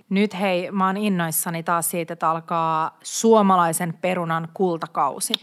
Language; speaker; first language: Finnish; native; Finnish